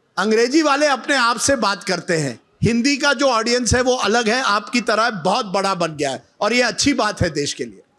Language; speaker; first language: Hindi; non-native, local second language; Marathi